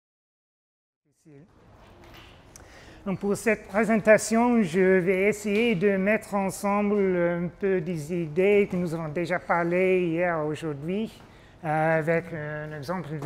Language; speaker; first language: French; non-native, fluent; English